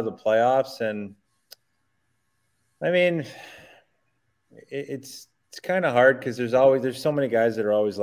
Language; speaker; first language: English; native; English